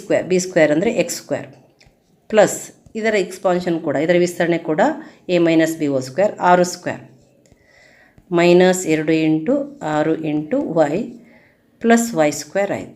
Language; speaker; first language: Kannada; native; Kannada